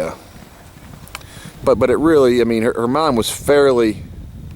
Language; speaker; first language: English; native; English